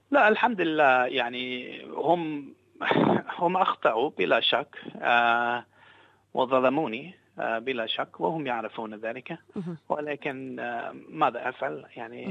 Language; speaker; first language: Arabic; non-native, fluent; English